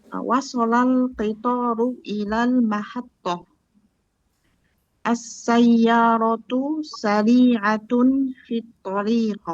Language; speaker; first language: Arabic; non-native, learner; Indonesian